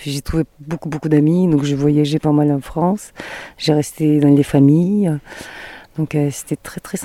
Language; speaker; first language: French; non-native, fluent; Mongolian